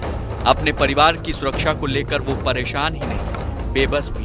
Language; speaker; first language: Hindi; native; Hindi